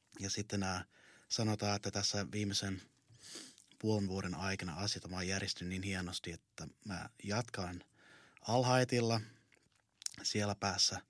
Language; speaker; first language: Finnish; early bilingual, heritage; Finnish